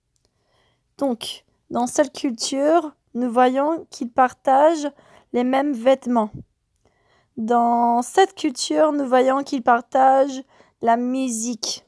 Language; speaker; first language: French; non-native, fluent; Spanish